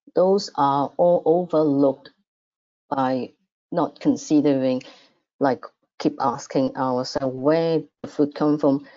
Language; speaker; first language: English; non-native, fluent; Cantonese